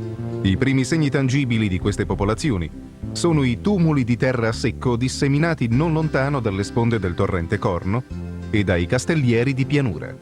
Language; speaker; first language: Italian; native; Italian